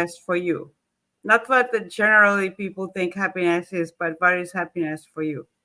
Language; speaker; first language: English; non-native, fluent; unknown